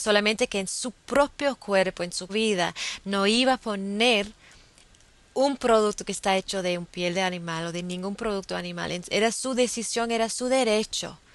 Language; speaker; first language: Spanish; non-native, fluent; English